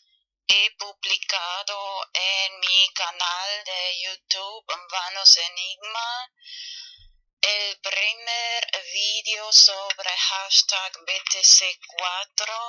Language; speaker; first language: Spanish; non-native, fluent; German